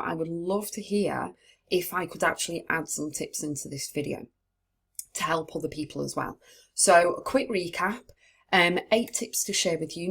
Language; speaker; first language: English; native; English